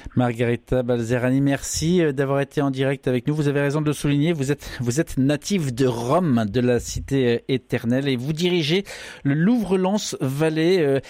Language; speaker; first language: French; native; French